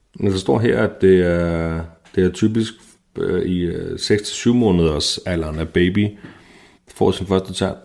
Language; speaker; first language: Danish; native; Danish